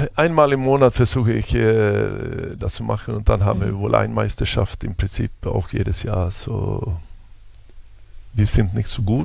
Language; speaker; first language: German; non-native, fluent; Swedish